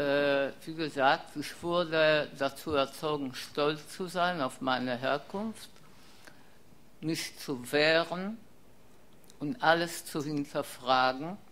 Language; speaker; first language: German; non-native, fluent; Polish